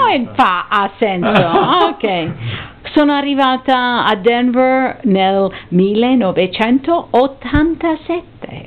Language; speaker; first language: Italian; non-native, fluent; English